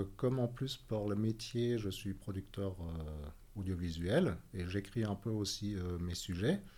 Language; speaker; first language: French; early bilingual, heritage; French